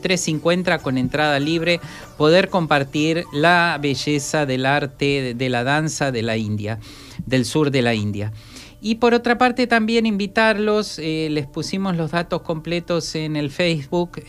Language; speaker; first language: Spanish; native; Spanish